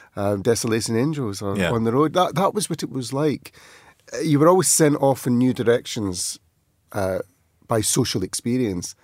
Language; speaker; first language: English; native; English